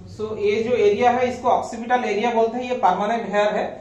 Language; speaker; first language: Hindi; non-native, local second language; Bangla